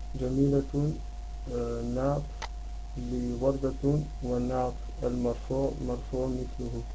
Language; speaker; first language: Arabic; non-native, learner; Dutch